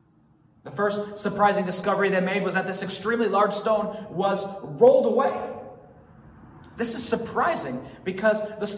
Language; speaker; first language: English; native; English